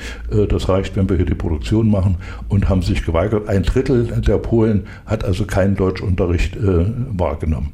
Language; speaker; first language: German; native; German